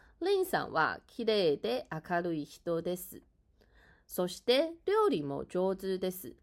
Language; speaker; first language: Japanese; non-native, fluent; Chinese